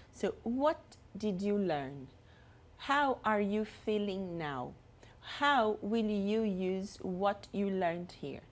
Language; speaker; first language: English; non-native, fluent; Portuguese